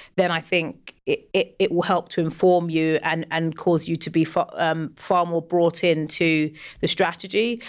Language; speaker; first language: English; native; English